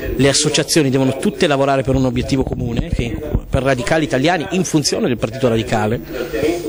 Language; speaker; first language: Italian; native; Italian